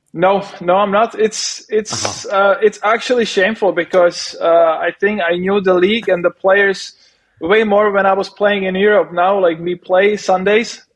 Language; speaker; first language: English; non-native, fluent; Czech